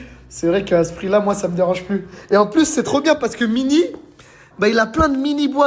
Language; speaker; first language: French; native; French